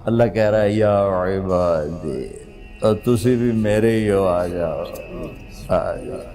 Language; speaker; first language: Urdu; non-native, local second language; Punjabi